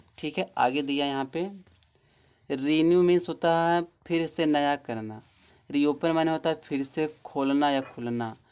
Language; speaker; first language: Hindi; native; Hindi